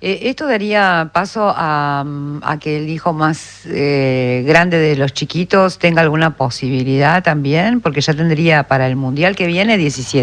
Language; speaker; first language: Spanish; native; Spanish